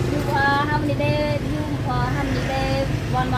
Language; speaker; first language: English; non-native, learner; Khmer